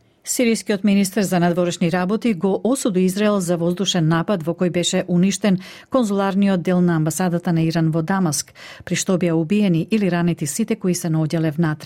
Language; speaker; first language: Macedonian; native; Macedonian